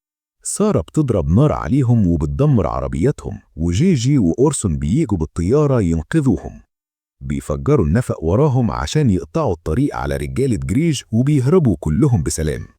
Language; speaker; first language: Arabic; native; Arabic